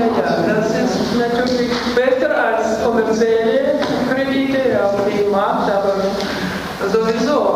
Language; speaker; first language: German; non-native, learner; Russian